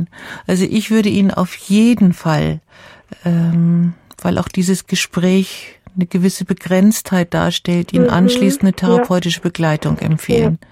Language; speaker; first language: German; native; German